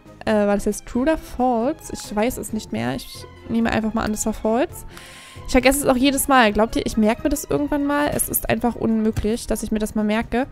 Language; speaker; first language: German; native; German